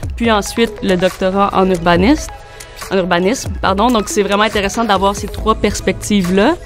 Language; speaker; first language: French; native; French